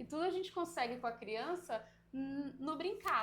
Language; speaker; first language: Portuguese; native; Portuguese